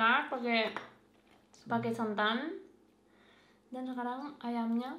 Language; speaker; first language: Indonesian; non-native, fluent; Spanish